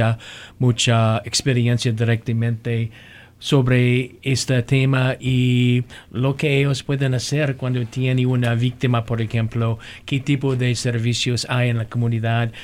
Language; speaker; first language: Spanish; non-native, learner; English